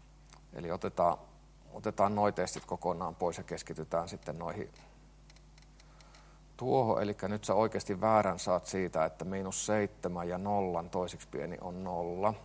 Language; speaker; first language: Finnish; native; Finnish